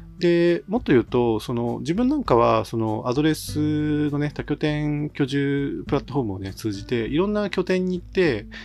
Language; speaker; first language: Japanese; native; Japanese